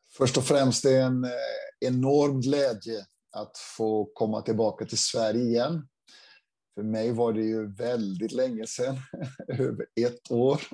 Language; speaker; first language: Swedish; non-native, fluent; Portuguese